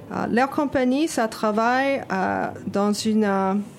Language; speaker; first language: French; non-native, fluent; English